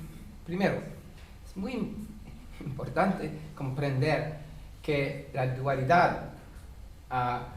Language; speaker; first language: Spanish; non-native, fluent; French